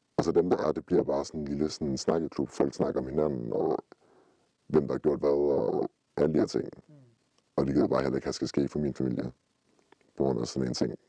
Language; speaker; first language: Danish; early bilingual, other home language; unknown